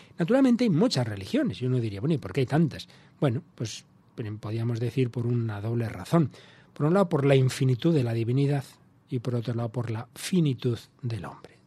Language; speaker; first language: Spanish; native; Spanish